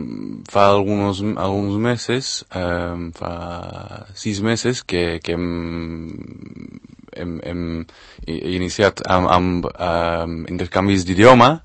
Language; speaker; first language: Catalan; non-native, fluent; Spanish